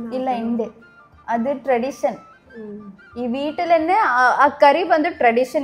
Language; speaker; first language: Malayalam; non-native, learner; Kannada